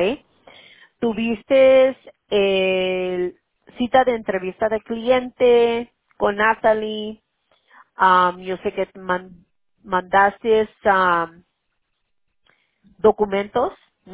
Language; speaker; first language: Spanish; early bilingual, heritage; Spanish